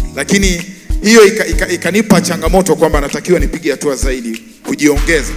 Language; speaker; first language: Swahili; native; Swahili